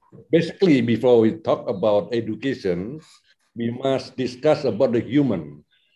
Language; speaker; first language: English; non-native, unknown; Indonesian